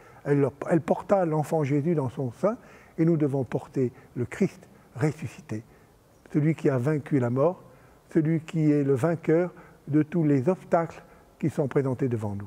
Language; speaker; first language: French; native; French